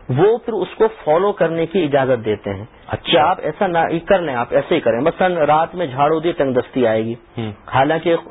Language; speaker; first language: Urdu; native; Urdu